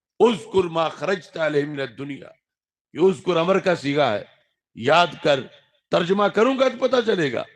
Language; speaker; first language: Urdu; non-native, local second language; Punjabi